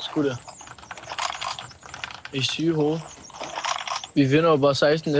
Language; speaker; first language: Danish; native; Danish